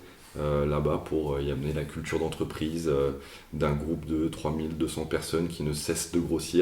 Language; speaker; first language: French; native; French